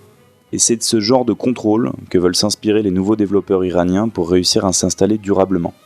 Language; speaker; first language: French; native; French